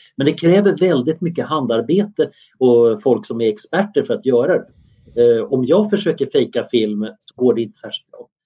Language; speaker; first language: Swedish; native; Swedish